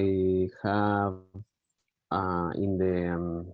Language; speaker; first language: English; non-native, learner; Spanish